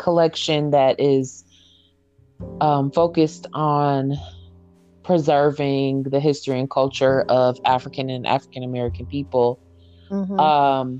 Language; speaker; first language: English; native; English